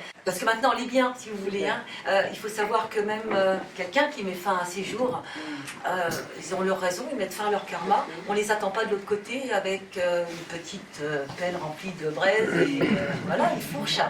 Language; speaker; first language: French; native; French